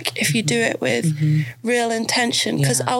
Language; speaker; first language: English; native; English